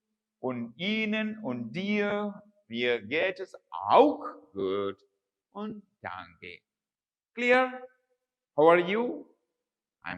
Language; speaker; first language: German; non-native, learner; Malayalam